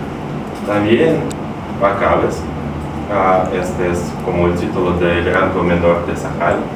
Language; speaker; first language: Spanish; non-native, fluent; Russian